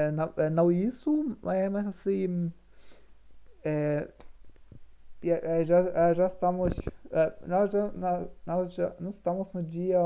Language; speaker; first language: Portuguese; non-native, learner; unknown